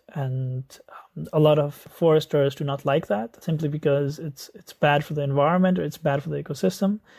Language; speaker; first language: English; non-native, local second language; Nepali